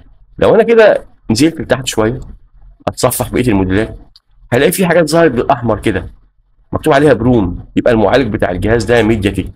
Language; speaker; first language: Arabic; native; Arabic